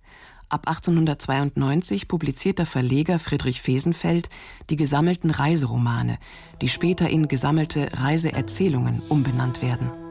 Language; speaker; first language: German; native; German